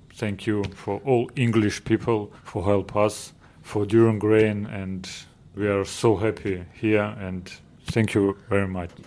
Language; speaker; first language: English; non-native, learner; Georgian